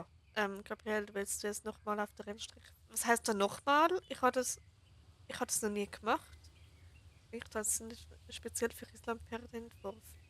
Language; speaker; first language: German; native; German